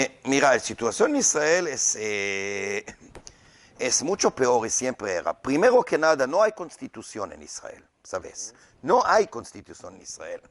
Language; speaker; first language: Spanish; non-native, learner; Hebrew